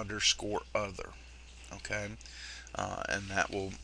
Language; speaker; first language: English; native; English